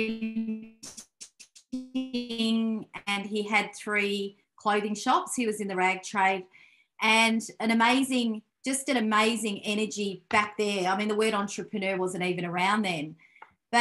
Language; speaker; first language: English; native; English